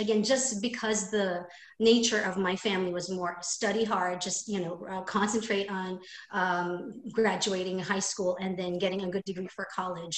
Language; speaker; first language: English; non-native, local second language; Filipino